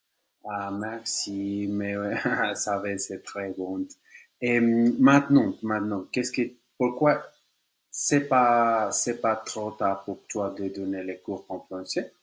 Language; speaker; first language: French; non-native, learner; Spanish